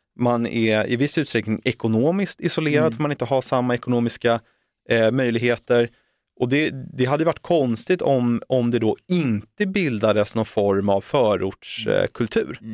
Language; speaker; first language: Swedish; native; Swedish